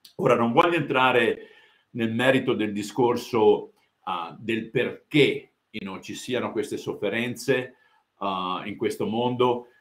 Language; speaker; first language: Italian; early bilingual, heritage; Italian